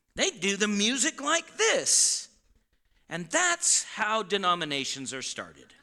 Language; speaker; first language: English; native; English